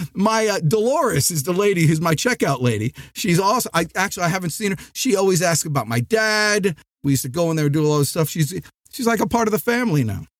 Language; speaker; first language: English; native; English